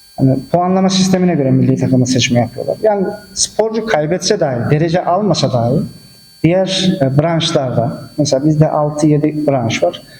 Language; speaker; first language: Turkish; early bilingual, heritage; Turkish